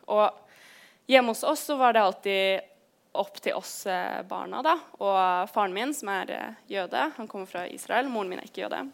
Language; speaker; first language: Norwegian; native; Norwegian